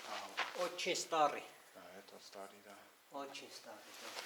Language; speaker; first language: Russian; non-native, learner; Armenian